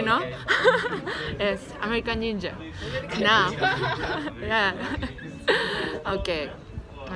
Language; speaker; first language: English; non-native, learner; Japanese